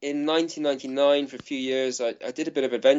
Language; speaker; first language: English; native; English